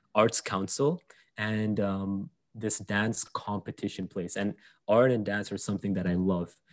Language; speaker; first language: English; early bilingual, other home language; Arabic